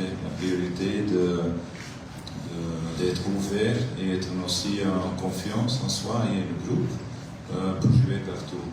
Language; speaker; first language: French; non-native, fluent; Dutch